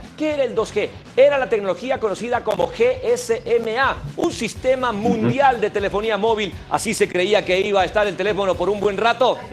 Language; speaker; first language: Spanish; native; Spanish